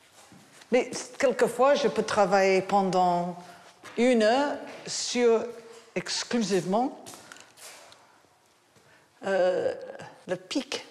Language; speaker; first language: French; non-native, fluent; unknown